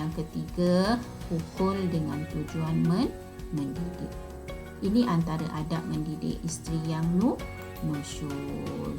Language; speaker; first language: Malay; native; Malay